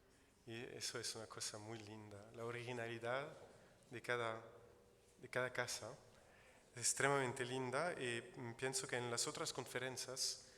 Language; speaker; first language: Spanish; non-native, fluent; Italian